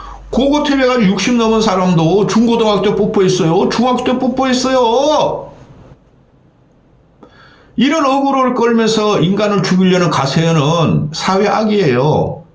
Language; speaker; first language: Korean; native; Korean